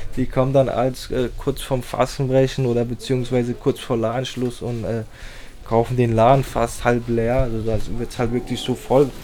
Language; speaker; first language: German; early bilingual, other home language; Persian